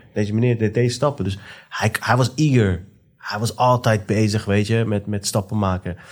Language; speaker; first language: Dutch; early bilingual, other home language; Persian